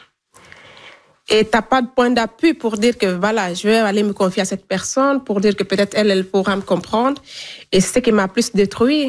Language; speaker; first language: French; non-native, local second language; Fula